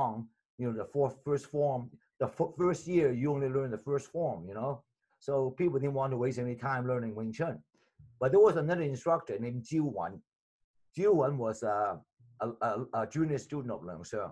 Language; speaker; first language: English; non-native, local second language; Cantonese